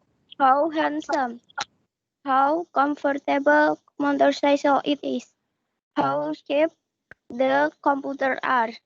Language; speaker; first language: English; non-native, learner; Indonesian